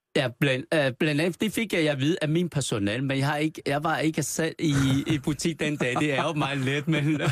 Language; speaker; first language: Danish; non-native, fluent; Chinese